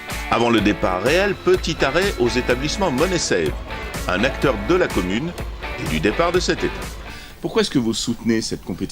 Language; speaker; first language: French; native; French